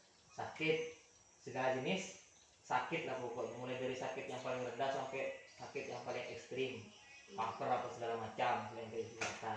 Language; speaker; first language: Malay; native; Malay